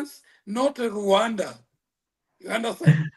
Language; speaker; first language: English; non-native, local second language; Portuguese